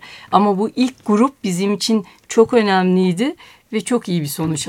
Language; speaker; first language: Turkish; native; Turkish